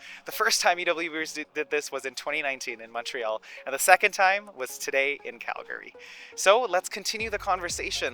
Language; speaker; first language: English; native; English